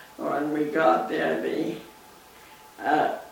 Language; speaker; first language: English; native; English